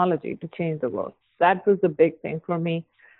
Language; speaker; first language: English; non-native, local second language; Hindi